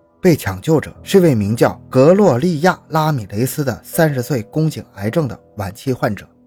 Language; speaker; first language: Chinese; native; Chinese